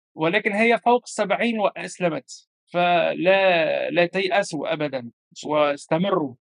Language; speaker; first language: Arabic; non-native, fluent; German